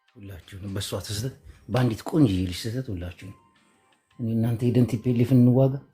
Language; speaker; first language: Amharic; non-native, local second language; Tigrinya